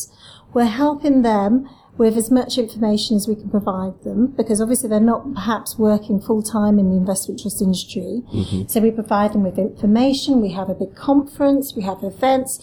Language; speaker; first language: English; native; English